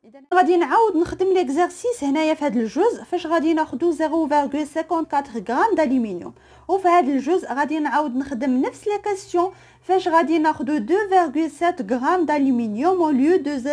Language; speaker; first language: Arabic; native; Arabic